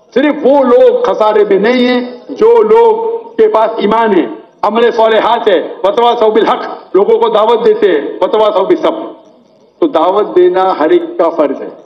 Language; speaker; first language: Urdu; non-native, local second language; Konkani